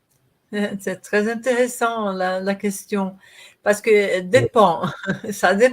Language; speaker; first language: French; non-native, learner; Portuguese